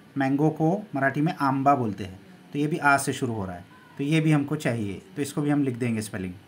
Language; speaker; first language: Hindi; native; Hindi